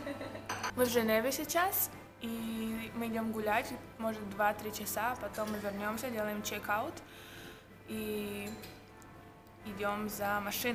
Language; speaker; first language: Russian; early bilingual, heritage; Russian